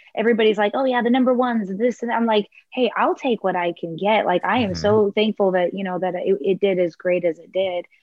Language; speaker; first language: English; native; English